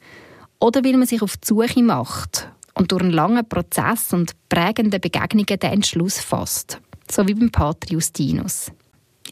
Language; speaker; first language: German; native; German